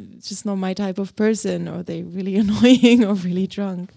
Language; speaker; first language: English; non-native, fluent; German